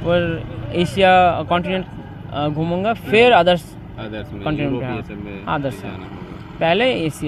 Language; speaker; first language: Hindi; non-native, learner; Bangla